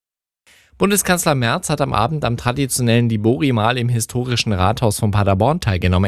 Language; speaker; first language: German; native; German